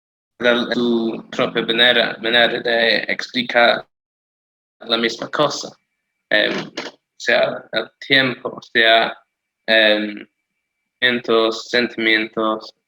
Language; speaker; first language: Spanish; non-native, fluent; English